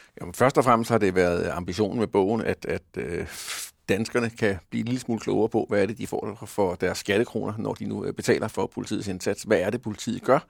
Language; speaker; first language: Danish; native; Danish